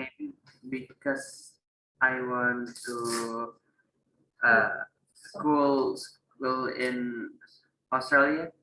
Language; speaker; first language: English; non-native, learner; Indonesian